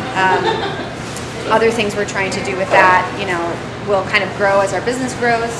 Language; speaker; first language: English; native; English